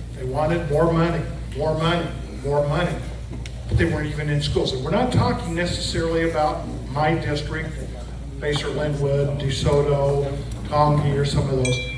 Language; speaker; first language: English; native; English